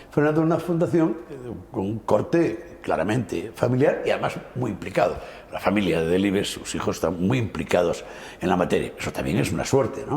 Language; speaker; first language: Spanish; native; Spanish